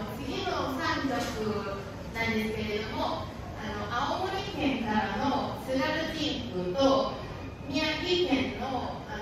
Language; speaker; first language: Japanese; non-native, fluent; Chinese